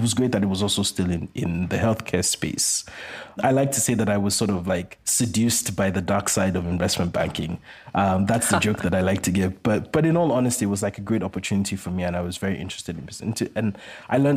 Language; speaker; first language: English; non-native, local second language; Yoruba